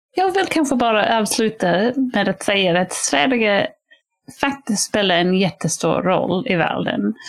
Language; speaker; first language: Swedish; non-native, fluent; English